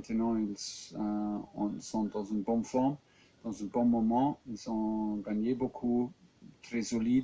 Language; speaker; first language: French; non-native, fluent; German